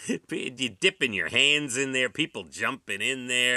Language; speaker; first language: English; native; English